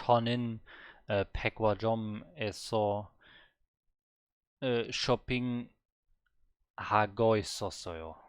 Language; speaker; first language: Korean; non-native, learner; German